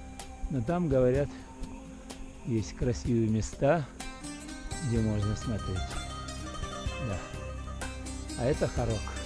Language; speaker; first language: Russian; non-native, local second language; Uzbek